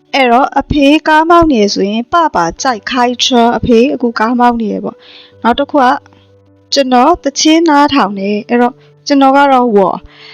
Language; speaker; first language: Burmese; native; Burmese